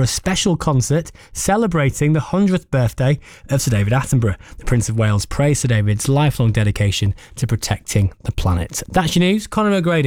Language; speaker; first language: English; native; English